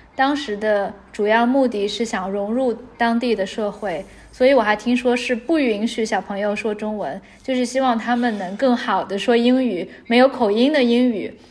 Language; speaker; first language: Chinese; native; Chinese